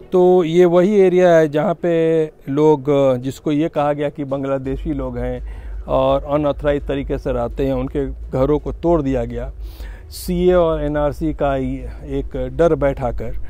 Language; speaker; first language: Hindi; native; Hindi